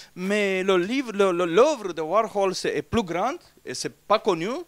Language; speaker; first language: French; non-native, fluent; Romanian